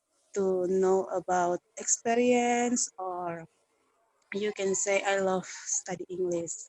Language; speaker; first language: English; non-native, learner; Indonesian